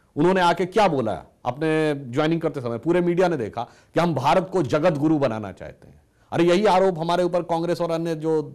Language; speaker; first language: Hindi; native; Hindi